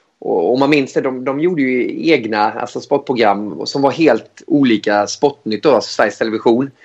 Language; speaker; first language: Swedish; native; Swedish